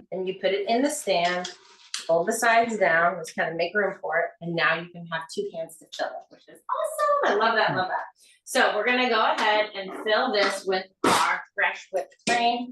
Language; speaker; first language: English; native; English